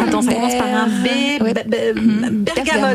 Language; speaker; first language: French; native; French